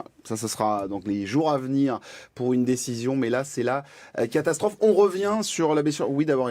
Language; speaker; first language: French; native; French